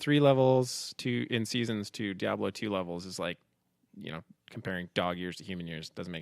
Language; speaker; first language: English; native; English